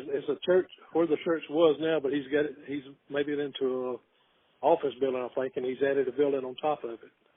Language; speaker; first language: English; native; English